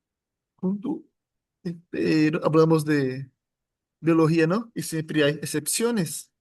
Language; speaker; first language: Spanish; non-native, fluent; Portuguese